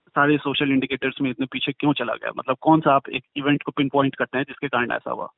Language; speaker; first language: Hindi; native; Hindi